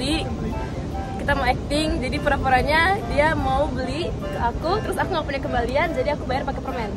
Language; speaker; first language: Indonesian; native; Indonesian